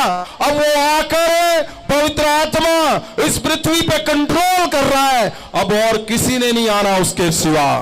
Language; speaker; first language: Hindi; non-native, local second language; Punjabi